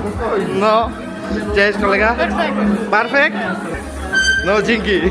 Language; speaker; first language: Polish; non-native, learner; Bangla